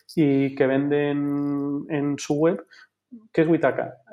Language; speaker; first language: Spanish; native; Spanish